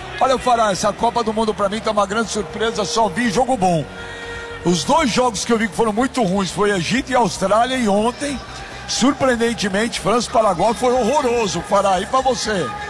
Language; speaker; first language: Portuguese; native; Portuguese